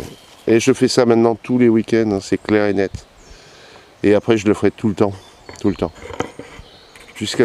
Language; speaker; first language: French; native; French